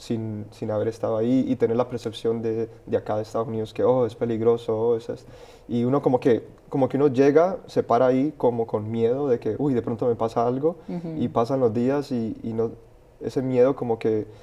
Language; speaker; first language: Spanish; early bilingual, heritage; Spanish